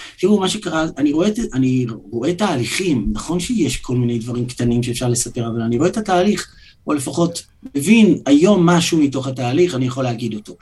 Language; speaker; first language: Hebrew; native; Hebrew